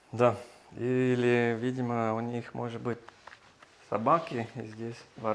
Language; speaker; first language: Russian; non-native, fluent; English